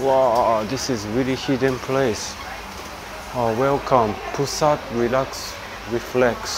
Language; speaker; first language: English; non-native, fluent; Japanese